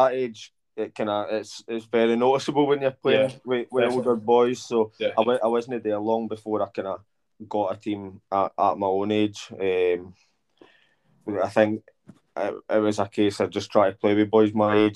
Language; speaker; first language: English; native; English